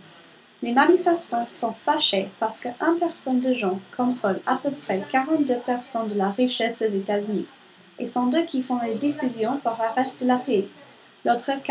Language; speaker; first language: French; non-native, learner; English